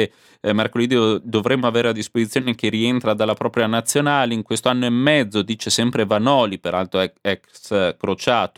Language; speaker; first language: Italian; native; Italian